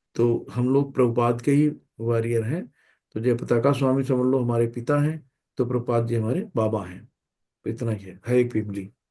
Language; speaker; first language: Hindi; native; Hindi